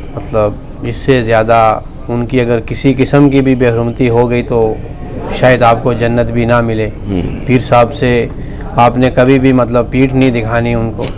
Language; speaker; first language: Urdu; non-native, local second language; Punjabi